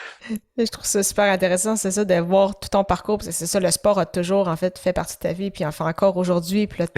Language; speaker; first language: French; native; French